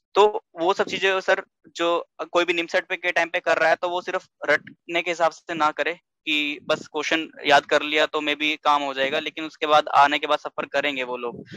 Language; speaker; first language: Hindi; native; Hindi